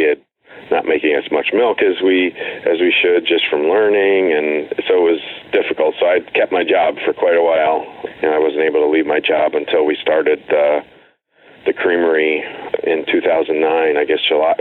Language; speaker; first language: English; native; English